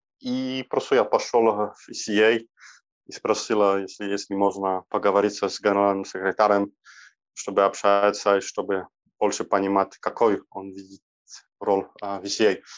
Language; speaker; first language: Russian; non-native, learner; Polish